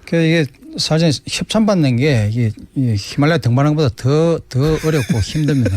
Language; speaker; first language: Korean; native; Korean